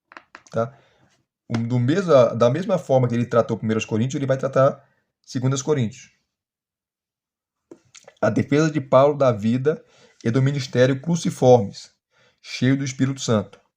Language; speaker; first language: Portuguese; native; Portuguese